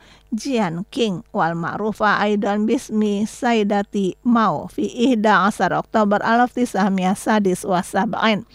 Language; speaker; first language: Arabic; non-native, fluent; Indonesian